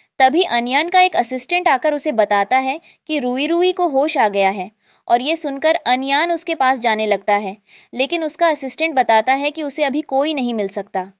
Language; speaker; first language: Hindi; native; Hindi